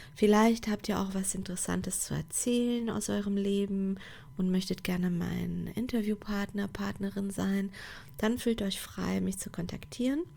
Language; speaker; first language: German; non-native, fluent; Portuguese